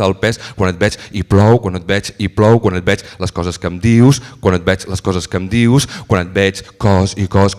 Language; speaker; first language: Catalan; native; Catalan